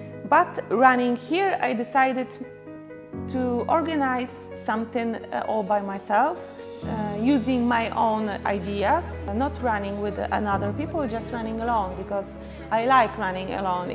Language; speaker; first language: English; non-native, fluent; Polish